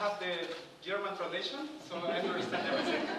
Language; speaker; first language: English; non-native, fluent; Spanish